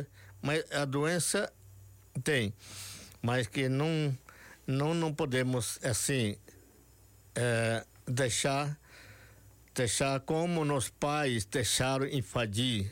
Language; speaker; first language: Portuguese; non-native, local second language; Yanomámi